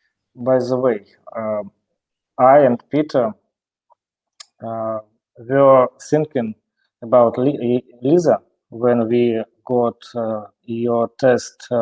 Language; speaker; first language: English; non-native, learner; Russian